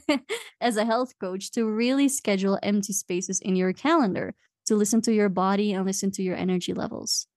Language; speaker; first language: English; non-native, fluent; Dutch